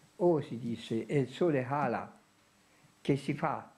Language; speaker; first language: Italian; native; Italian